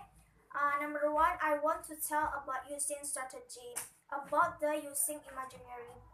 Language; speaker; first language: English; non-native, learner; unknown